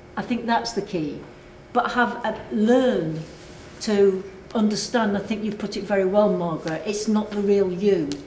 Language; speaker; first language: English; native; English